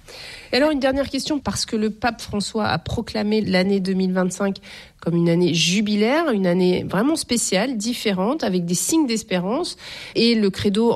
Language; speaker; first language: French; native; French